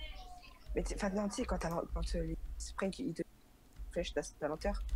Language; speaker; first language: French; native; French